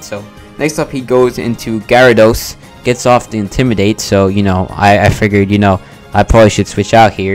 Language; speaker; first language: English; native; English